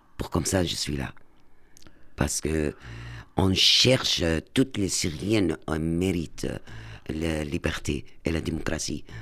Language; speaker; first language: French; non-native, learner; Arabic